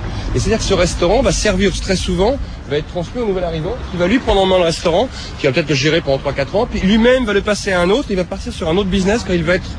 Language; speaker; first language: French; native; French